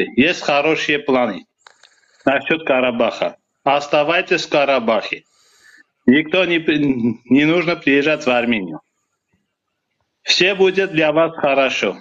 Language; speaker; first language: Russian; non-native, fluent; Armenian